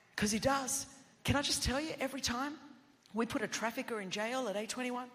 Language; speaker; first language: English; non-native, local second language; Greek